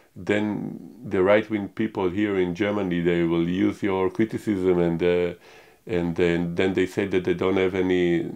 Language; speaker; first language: English; non-native, fluent; Hebrew